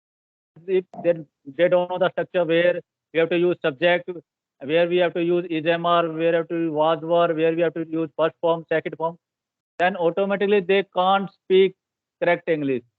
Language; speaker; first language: English; non-native, learner; Hindi